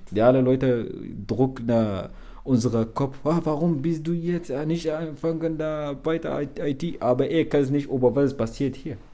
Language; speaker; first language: German; non-native, learner; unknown